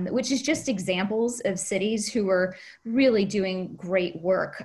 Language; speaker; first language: English; native; English